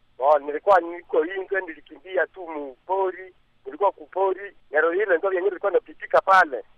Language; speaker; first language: Swahili; native; Swahili